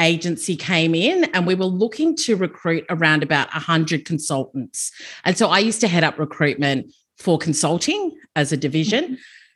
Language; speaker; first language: English; native; English